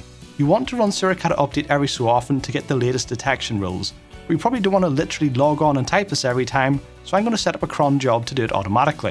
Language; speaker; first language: English; native; English